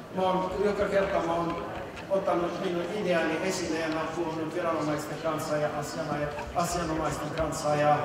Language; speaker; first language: Finnish; non-native, fluent; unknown